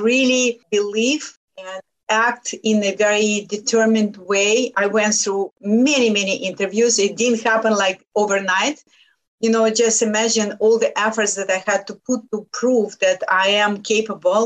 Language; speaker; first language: English; non-native, fluent; Lithuanian